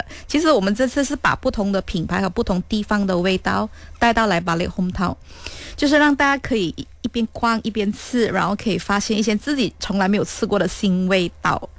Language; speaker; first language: Chinese; native; Chinese